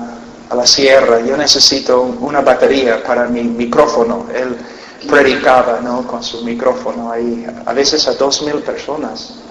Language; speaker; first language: Spanish; non-native, fluent; English